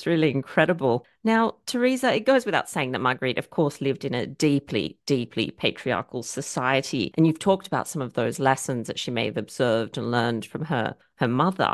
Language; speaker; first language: English; native; English